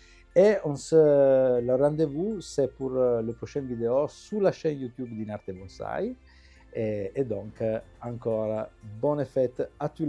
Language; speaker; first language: French; non-native, fluent; Italian